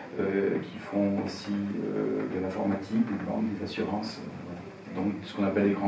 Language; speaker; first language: French; native; French